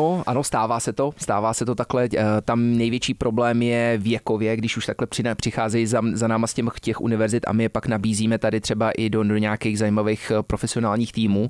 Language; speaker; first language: Czech; early bilingual, heritage; Czech